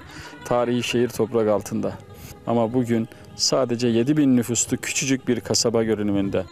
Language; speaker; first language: Turkish; native; Turkish